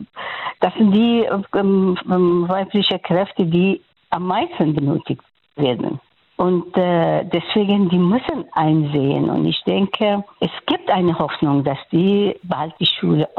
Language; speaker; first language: German; non-native, fluent; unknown